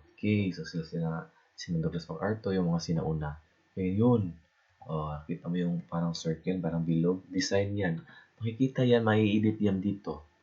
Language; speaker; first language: Filipino; non-native, local second language; Cebuano